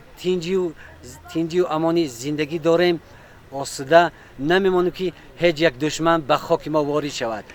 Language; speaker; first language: Tajik; non-native, local second language; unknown